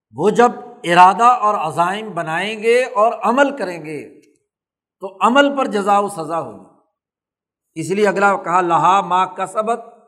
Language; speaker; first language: Urdu; non-native, local second language; Punjabi